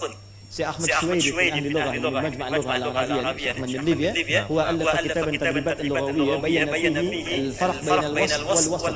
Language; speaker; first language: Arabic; non-native, fluent; Indonesian